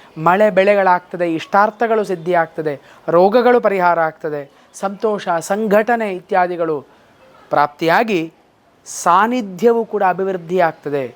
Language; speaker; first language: Kannada; native; Kannada